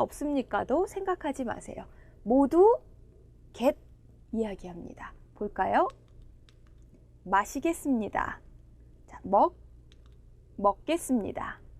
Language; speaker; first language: Korean; non-native, fluent; Indonesian